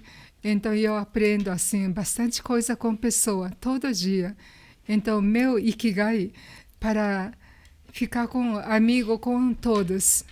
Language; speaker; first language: Portuguese; non-native, learner; Japanese